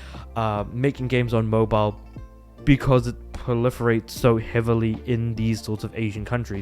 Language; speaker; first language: English; native; English